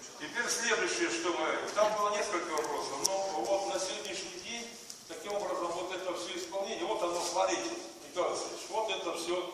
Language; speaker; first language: Russian; native; Russian